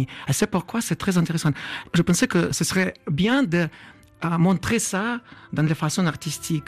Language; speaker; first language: French; non-native, fluent; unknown